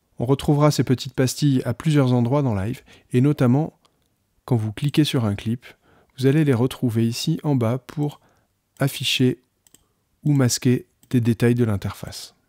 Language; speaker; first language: French; native; French